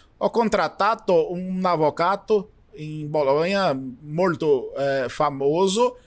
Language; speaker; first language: Italian; non-native, learner; Portuguese